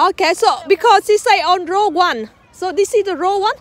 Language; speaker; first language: English; non-native, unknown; Vietnamese